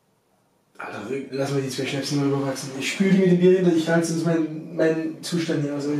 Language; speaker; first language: German; native; German